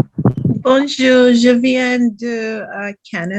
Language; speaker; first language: French; non-native, learner; English